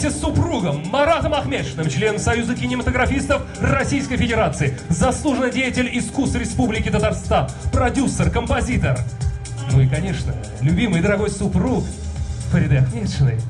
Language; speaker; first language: Russian; native; Russian